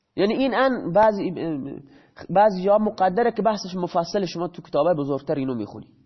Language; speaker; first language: Persian; non-native, local second language; Baluchi